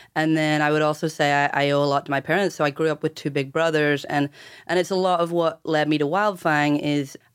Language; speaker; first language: English; native; English